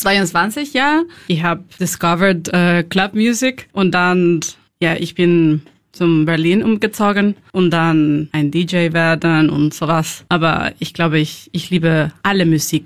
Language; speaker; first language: German; non-native, learner; Spanish